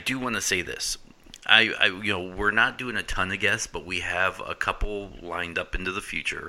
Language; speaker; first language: English; native; English